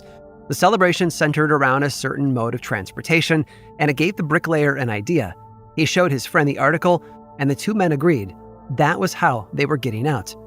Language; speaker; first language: English; native; English